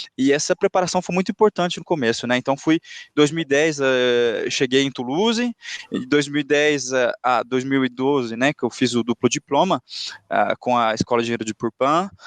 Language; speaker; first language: Portuguese; native; Portuguese